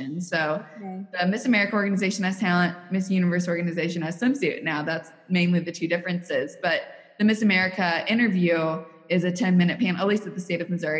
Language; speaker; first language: English; native; English